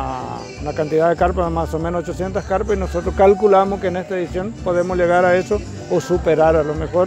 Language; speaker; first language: Spanish; native; Spanish